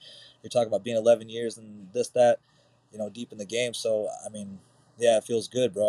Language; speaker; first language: English; native; English